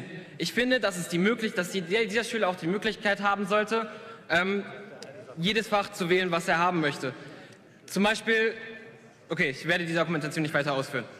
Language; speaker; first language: German; native; German